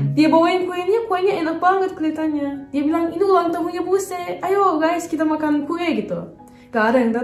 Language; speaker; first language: Indonesian; non-native, fluent; Turkish